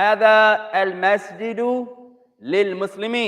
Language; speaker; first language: Arabic; non-native, fluent; English